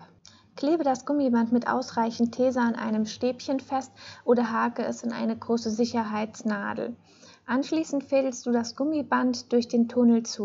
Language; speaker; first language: German; native; German